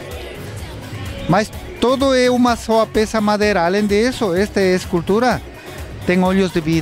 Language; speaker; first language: Portuguese; non-native, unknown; Spanish